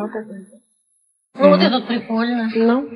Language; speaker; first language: Russian; native; Russian